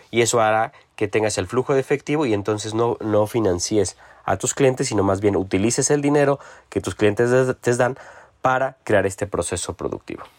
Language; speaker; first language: Spanish; native; Spanish